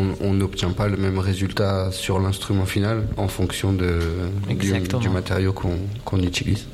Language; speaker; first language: French; native; French